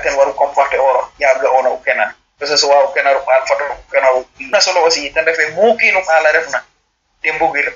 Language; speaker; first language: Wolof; non-native, local second language; Serer